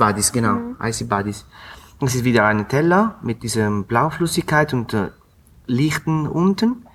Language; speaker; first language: German; non-native, fluent; Italian